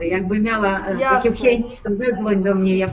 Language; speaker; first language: Polish; non-native, learner; Ukrainian